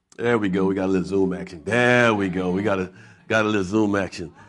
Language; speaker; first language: English; native; English